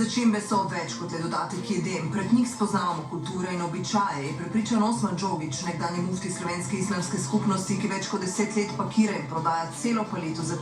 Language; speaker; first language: Slovenian; native; Slovenian